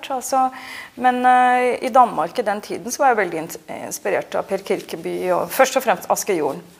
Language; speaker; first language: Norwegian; native; Norwegian